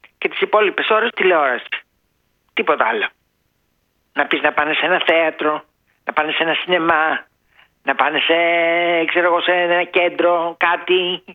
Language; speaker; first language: Greek; early bilingual, heritage; Greek